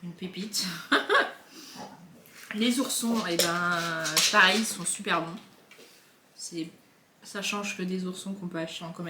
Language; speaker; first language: French; native; French